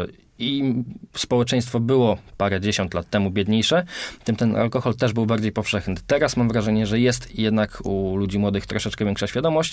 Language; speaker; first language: Polish; native; Polish